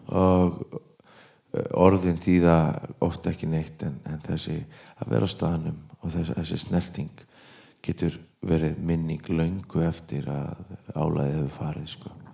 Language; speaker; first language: Icelandic; non-native, fluent; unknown